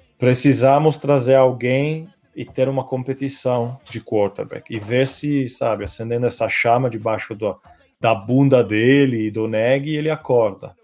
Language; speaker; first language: Portuguese; non-native, fluent; Italian